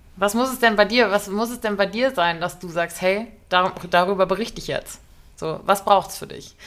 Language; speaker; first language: German; native; German